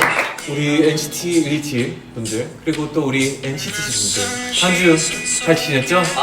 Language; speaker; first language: Korean; native; Korean